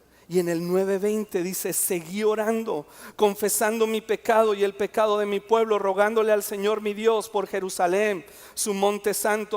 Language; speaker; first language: Spanish; native; Spanish